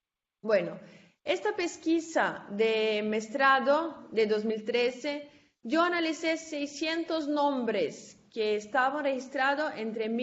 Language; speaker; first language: Spanish; non-native, fluent; Portuguese